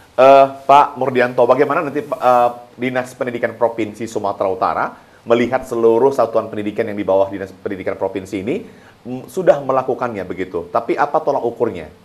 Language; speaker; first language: Indonesian; native; Indonesian